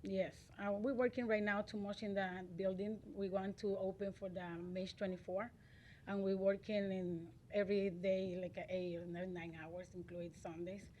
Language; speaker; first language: English; non-native, learner; Spanish